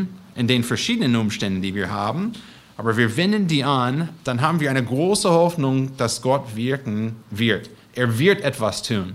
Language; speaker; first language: German; non-native, fluent; English